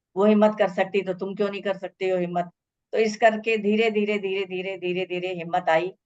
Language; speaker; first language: Hindi; native; Hindi